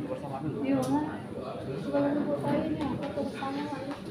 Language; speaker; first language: Indonesian; non-native, local second language; Minangkabau